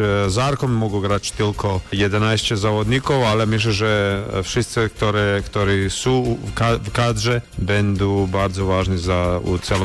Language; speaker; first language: Polish; non-native, learner; Croatian